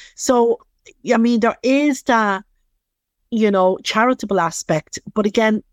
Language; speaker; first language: English; native; English